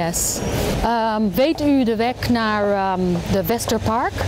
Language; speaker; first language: Dutch; non-native, fluent; English